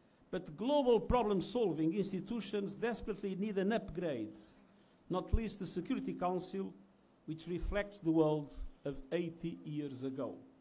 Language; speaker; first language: English; non-native, fluent; Portuguese